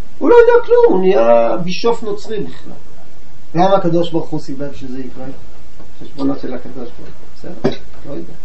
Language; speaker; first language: Hebrew; native; Hebrew